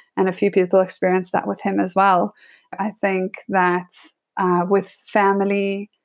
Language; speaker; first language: English; native; English